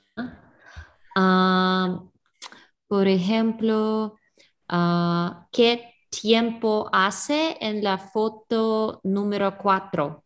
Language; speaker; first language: Spanish; non-native, learner; English